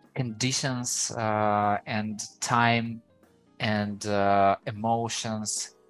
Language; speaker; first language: English; non-native, fluent; Ukrainian